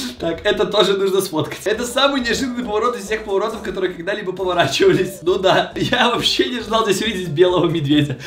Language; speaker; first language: Russian; native; Russian